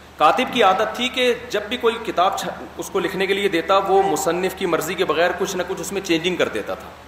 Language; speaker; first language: Urdu; native; Urdu